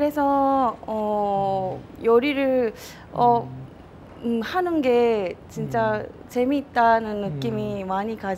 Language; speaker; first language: Korean; non-native, fluent; Japanese